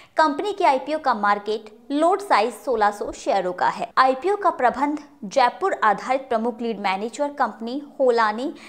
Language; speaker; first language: Hindi; native; Hindi